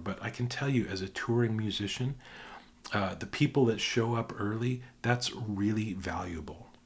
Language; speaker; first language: English; native; English